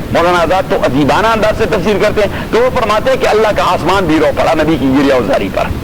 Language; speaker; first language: Urdu; non-native, local second language; Pashto